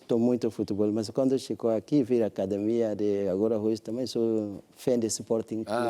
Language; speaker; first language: Portuguese; non-native, learner; French